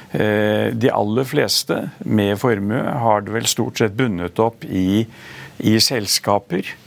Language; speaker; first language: Norwegian; native; Norwegian